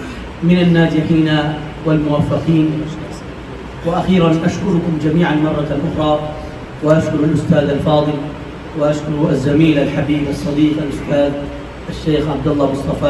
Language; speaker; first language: Arabic; non-native, fluent; Bangla